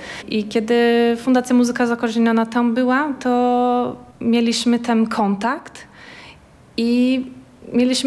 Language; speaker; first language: Polish; non-native, learner; Portuguese